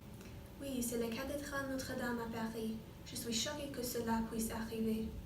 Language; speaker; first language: French; non-native, learner; English